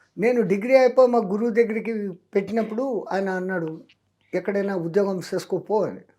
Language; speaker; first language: Telugu; non-native, local second language; Hindi